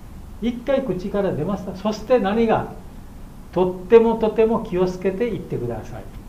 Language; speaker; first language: Japanese; non-native, learner; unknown